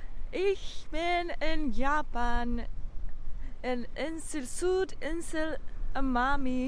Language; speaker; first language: German; non-native, learner; Japanese